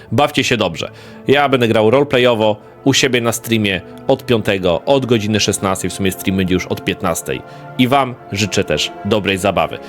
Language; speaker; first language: Polish; native; Polish